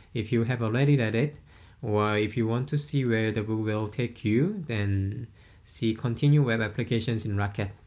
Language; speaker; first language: English; non-native, fluent; Korean